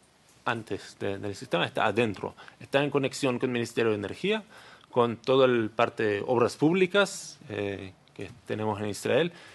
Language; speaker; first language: Spanish; non-native, learner; Hebrew